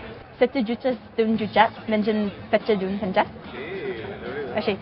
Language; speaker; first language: Catalan; non-native, fluent; English